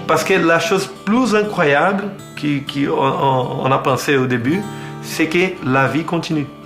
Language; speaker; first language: French; non-native, fluent; Portuguese